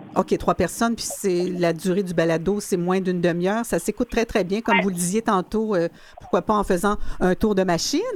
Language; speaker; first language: French; native; French